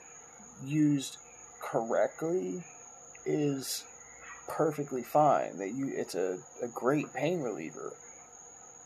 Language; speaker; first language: English; native; English